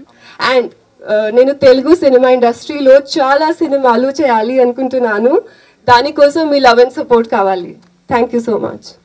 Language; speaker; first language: Telugu; non-native, learner; Hindi